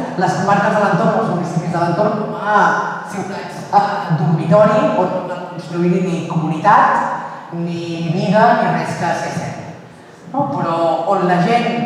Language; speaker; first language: Catalan; native; Catalan